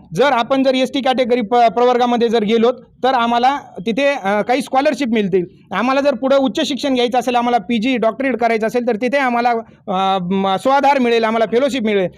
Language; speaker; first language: Marathi; non-native, local second language; Lambadi